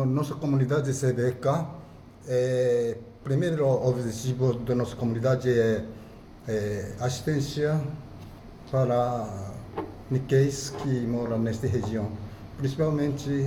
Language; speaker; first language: Portuguese; non-native, fluent; Japanese